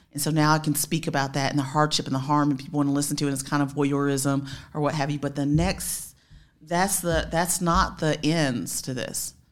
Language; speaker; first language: English; native; English